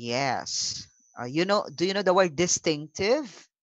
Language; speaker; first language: English; non-native, local second language; Filipino